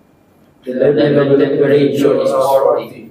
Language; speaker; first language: English; non-native, local second language; Filipino